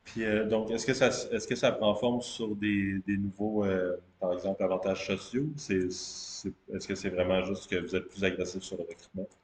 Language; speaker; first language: French; native; French